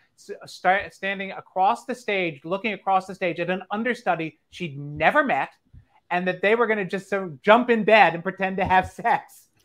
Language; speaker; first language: English; native; English